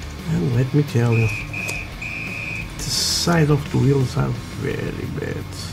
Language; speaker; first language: English; non-native, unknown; Portuguese